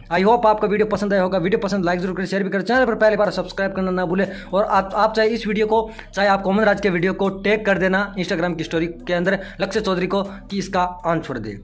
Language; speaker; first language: Hindi; native; Hindi